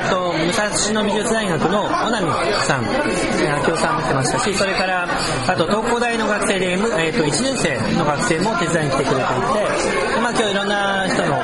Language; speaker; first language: Japanese; native; Japanese